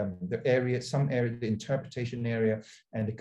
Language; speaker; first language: English; non-native, local second language; Cantonese